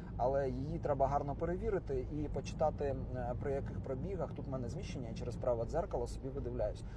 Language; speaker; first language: Ukrainian; native; Ukrainian